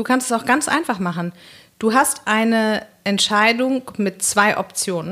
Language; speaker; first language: German; native; German